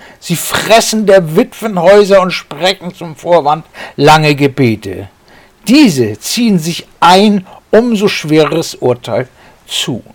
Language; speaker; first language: German; native; German